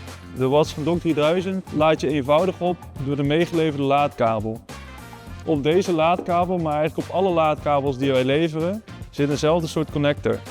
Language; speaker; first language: Dutch; native; Dutch